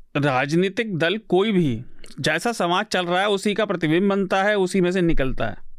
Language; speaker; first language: Hindi; native; Hindi